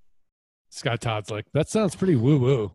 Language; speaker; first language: English; native; English